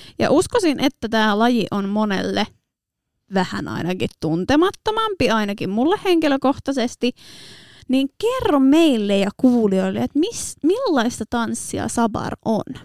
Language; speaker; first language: Finnish; native; Finnish